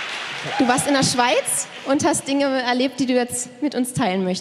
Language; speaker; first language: German; native; German